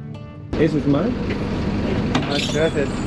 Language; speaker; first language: Spanish; non-native, learner; Korean